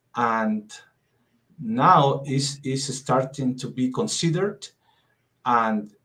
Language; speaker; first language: English; non-native, fluent; Spanish